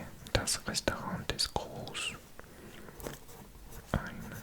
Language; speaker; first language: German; non-native, learner; Welsh